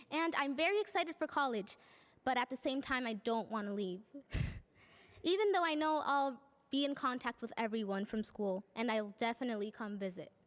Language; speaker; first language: English; non-native, fluent; Spanish